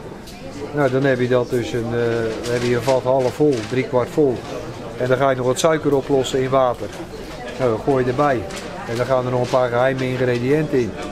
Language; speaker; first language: Dutch; native; Dutch